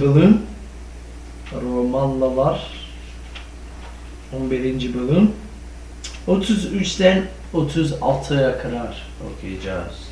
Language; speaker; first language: Turkish; non-native, fluent; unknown